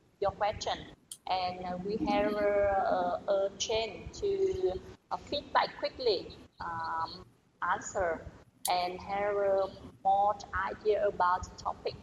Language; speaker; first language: English; non-native, learner; Vietnamese